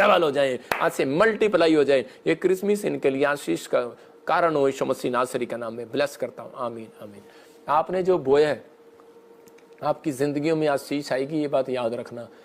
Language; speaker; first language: Hindi; non-native, local second language; Punjabi